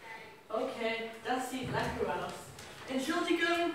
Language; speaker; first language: German; non-native, learner; English